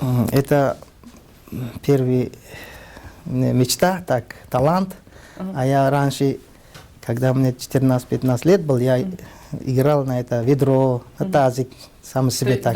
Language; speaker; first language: Russian; non-native, learner; Tajik